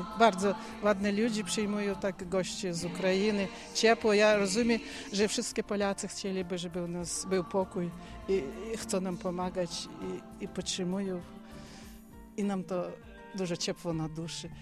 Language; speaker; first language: Polish; non-native, fluent; Ukrainian